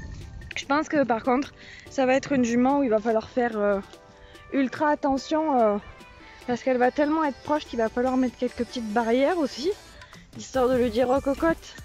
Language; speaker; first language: French; native; French